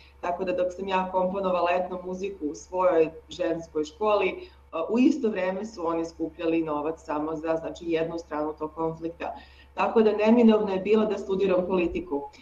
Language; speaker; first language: Serbian; native; Serbian